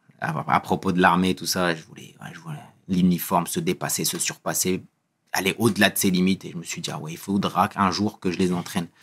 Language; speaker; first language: French; early bilingual, other home language; Kabyle